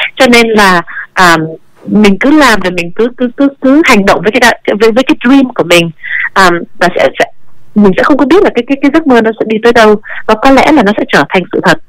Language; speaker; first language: Vietnamese; early bilingual, heritage; Vietnamese